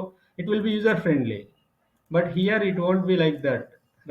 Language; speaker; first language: English; non-native, local second language; Telugu